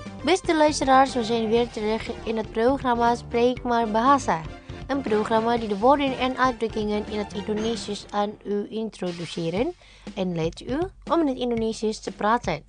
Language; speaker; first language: Dutch; non-native, learner; Indonesian